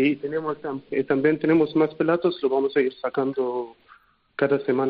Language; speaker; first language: Spanish; non-native, fluent; Arabic